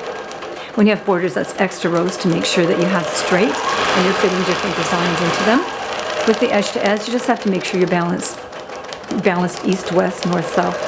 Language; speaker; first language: English; native; English